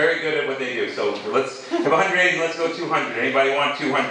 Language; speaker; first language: English; native; English